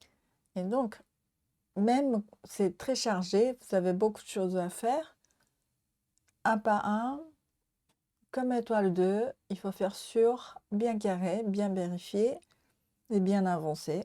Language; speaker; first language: French; non-native, learner; Japanese